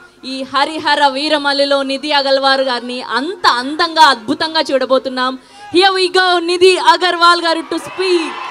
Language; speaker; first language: Telugu; native; Telugu